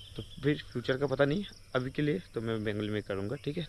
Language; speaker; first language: Hindi; non-native, local second language; Bangla